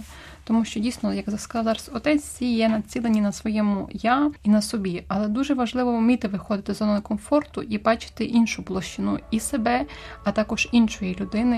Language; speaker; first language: Ukrainian; native; Ukrainian